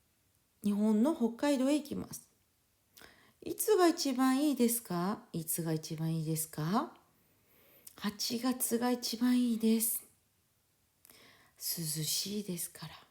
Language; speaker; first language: Japanese; non-native, fluent; French